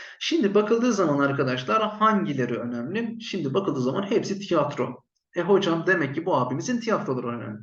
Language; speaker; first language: Turkish; native; Turkish